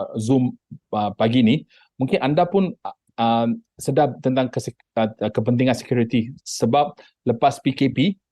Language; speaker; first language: Malay; non-native, local second language; Tamil